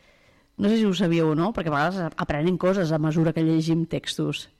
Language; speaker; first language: Catalan; native; Catalan